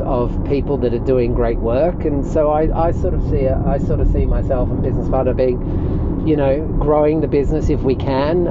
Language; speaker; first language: English; native; English